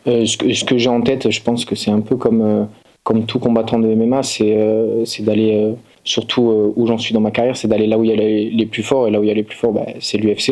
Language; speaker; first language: French; native; French